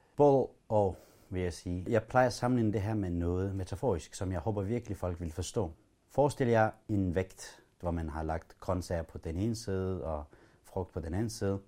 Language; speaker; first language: Danish; early bilingual, other home language; Kurdish